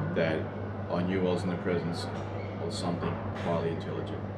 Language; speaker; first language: English; native; English